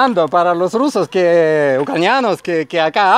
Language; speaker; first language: Spanish; non-native, learner; Russian